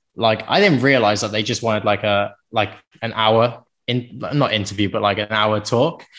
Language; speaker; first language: English; native; English